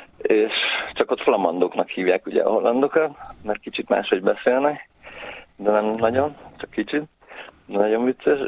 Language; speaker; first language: Hungarian; native; Hungarian